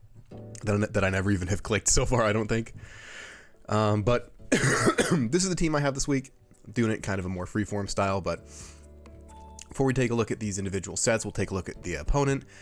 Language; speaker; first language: English; native; English